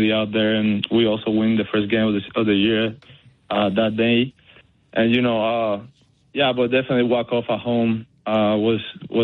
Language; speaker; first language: English; non-native, fluent; Spanish